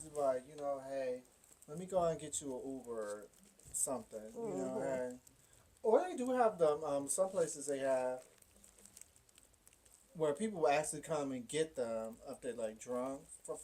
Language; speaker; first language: English; native; English